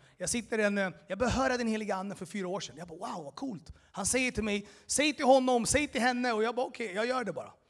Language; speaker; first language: Swedish; early bilingual, other home language; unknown